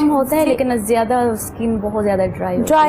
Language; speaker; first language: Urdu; non-native, local second language; Pashto